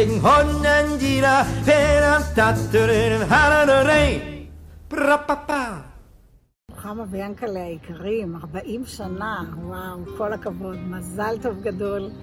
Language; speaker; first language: Hebrew; native; Hebrew